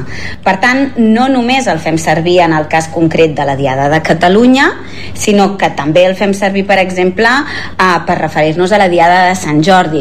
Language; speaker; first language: Catalan; native; Catalan